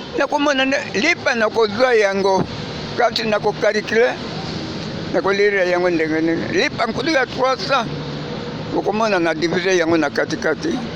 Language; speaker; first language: Lingala; non-native, local second language; Kongo